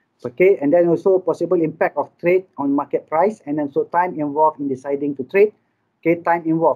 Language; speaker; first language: English; non-native, local second language; Malay